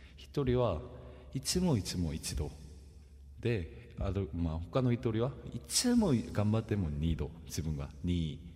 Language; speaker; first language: Japanese; non-native, fluent; Korean